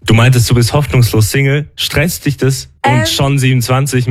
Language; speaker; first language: German; native; German